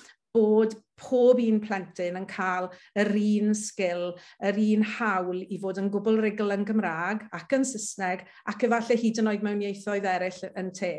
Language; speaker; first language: Welsh; native; Welsh